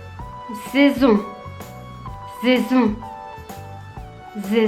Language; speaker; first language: French; non-native, fluent; Spanish